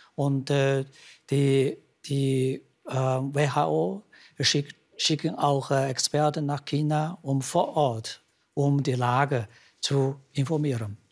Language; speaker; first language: German; non-native, fluent; Chinese